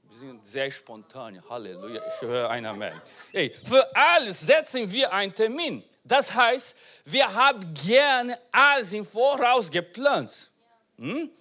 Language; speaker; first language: German; non-native, learner; Portuguese